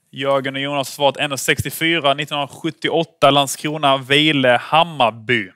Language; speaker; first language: Swedish; native; Swedish